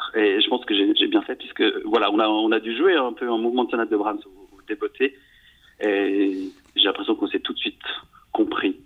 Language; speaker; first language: French; native; French